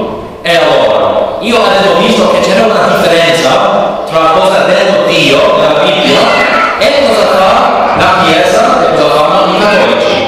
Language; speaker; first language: Italian; non-native, learner; English